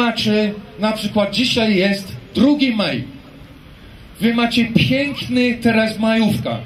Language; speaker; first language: Polish; non-native, fluent; English